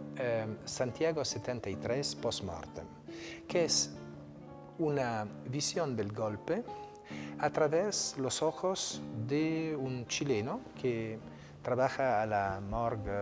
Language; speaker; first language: Spanish; non-native, fluent; Italian